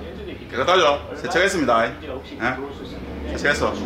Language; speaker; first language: Korean; native; Korean